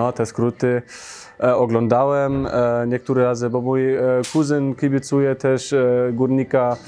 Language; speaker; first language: Polish; early bilingual, heritage; Polish